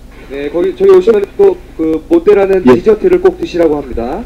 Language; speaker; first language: Korean; native; Korean